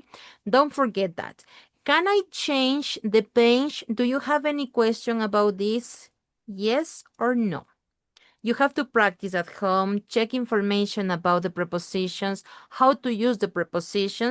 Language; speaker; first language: English; non-native, learner; Spanish